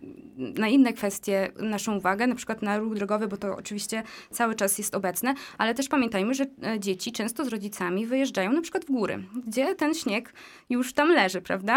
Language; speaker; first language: Polish; native; Polish